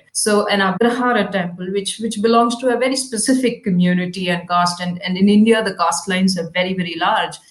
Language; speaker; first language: English; non-native, local second language; Kannada